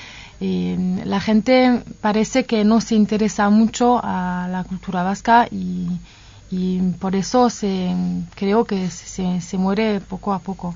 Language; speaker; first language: Spanish; non-native, fluent; French